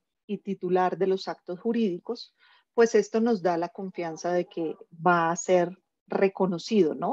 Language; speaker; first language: Spanish; native; Spanish